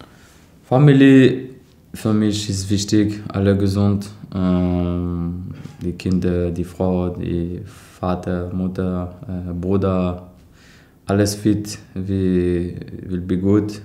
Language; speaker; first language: German; non-native, learner; French